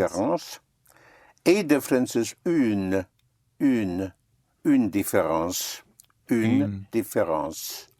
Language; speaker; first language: French; non-native, fluent; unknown